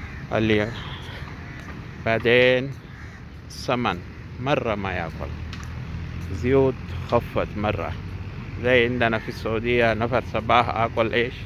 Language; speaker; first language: Arabic; non-native, learner; Urdu